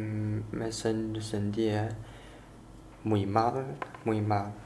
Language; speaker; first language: Spanish; non-native, learner; Chinese